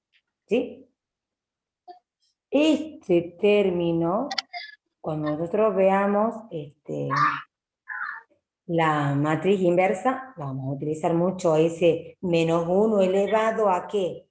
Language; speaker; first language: Spanish; native; Spanish